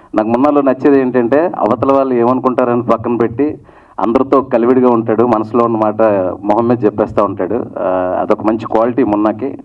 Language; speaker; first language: Telugu; native; Telugu